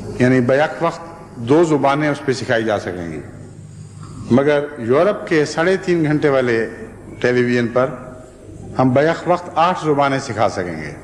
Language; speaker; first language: Urdu; native; Urdu